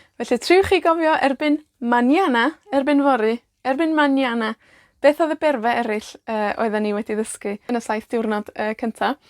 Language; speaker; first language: Welsh; native; Welsh